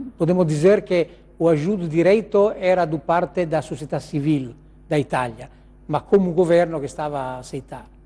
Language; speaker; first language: Portuguese; non-native, learner; Italian